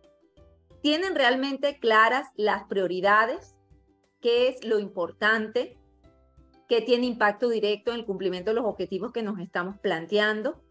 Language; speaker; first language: Spanish; native; Spanish